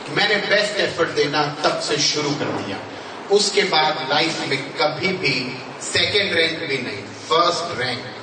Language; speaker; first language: Hindi; native; Hindi